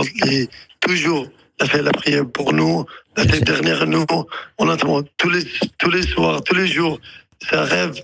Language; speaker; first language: French; non-native, learner; Arabic